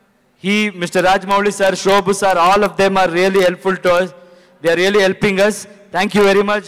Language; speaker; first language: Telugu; non-native, learner; Kannada